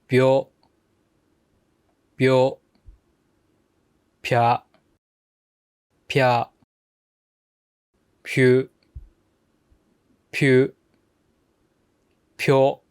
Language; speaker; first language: Japanese; native; Japanese